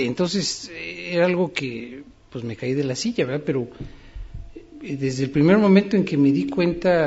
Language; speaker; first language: Spanish; native; Spanish